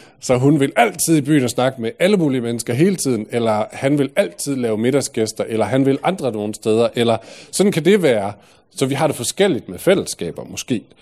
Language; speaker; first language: Danish; native; Danish